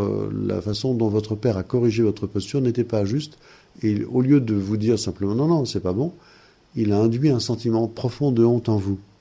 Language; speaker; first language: French; native; French